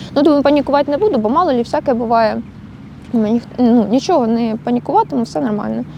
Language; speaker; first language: Ukrainian; native; Ukrainian